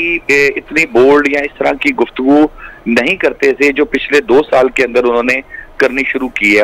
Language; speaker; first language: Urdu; non-native, local second language; Punjabi